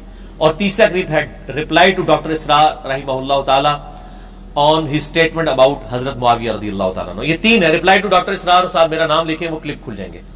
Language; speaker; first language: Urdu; non-native, local second language; Punjabi